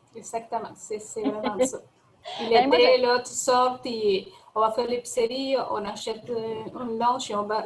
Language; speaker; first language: French; non-native, fluent; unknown